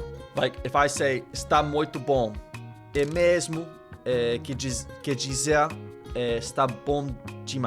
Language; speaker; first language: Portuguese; non-native, learner; English